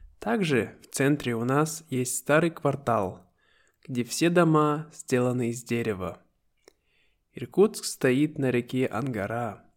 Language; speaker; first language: Russian; native; Russian